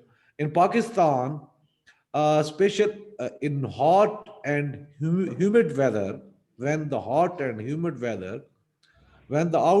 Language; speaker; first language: English; non-native, local second language; Urdu